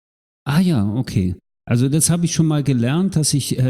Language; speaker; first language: German; native; German